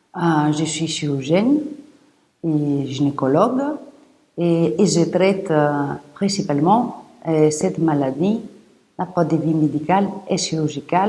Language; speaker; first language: French; non-native, fluent; Greek